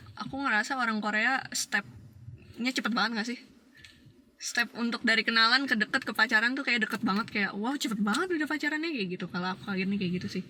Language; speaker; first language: Indonesian; native; Indonesian